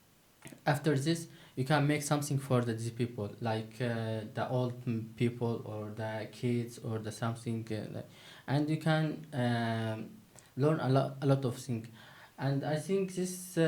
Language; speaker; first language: English; non-native, learner; Turkish